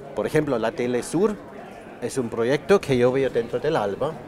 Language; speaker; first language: Spanish; non-native, fluent; German